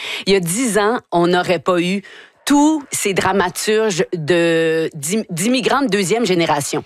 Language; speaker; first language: French; native; French